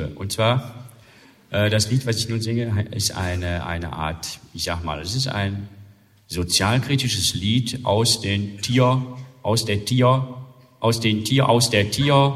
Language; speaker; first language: German; native; German